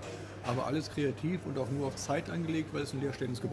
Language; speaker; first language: German; native; German